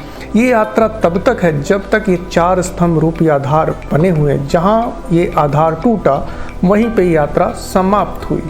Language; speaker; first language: Hindi; native; Hindi